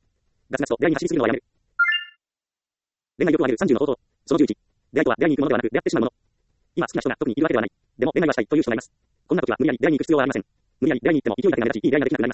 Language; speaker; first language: Japanese; native; Japanese